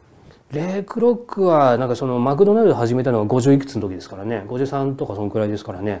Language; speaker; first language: Japanese; native; Japanese